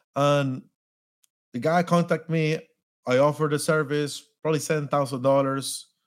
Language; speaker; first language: English; non-native, fluent; Spanish